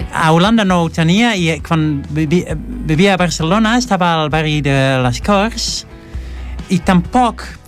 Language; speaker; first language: Catalan; non-native, fluent; Dutch